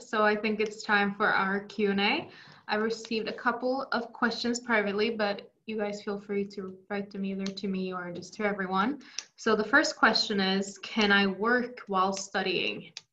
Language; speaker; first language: English; non-native, fluent; Norwegian